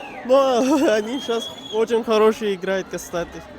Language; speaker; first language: Russian; non-native, learner; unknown